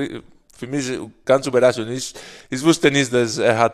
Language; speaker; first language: German; non-native, fluent; Spanish